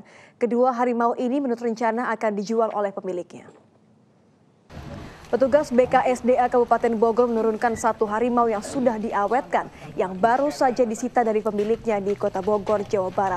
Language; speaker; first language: Indonesian; native; Indonesian